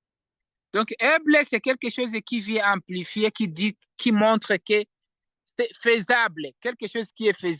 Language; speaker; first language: French; non-native, fluent; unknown